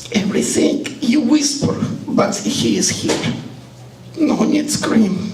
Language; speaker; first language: English; non-native, learner; Estonian